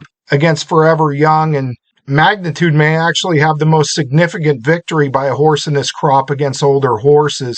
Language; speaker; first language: English; native; English